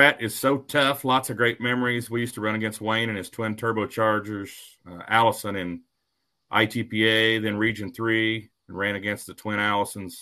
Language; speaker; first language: English; native; English